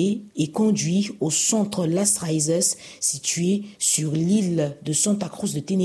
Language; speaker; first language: French; native; French